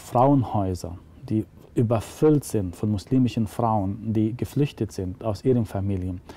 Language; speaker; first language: German; non-native, fluent; Arabic